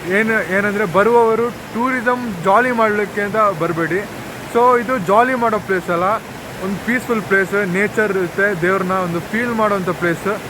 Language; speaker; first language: Kannada; non-native, local second language; Kodava